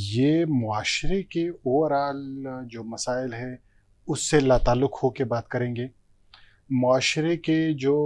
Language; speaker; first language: Urdu; non-native, local second language; Pashto